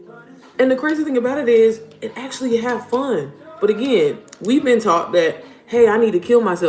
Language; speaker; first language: English; native; English